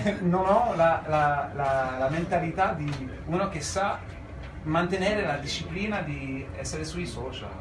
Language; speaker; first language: Italian; non-native, fluent; English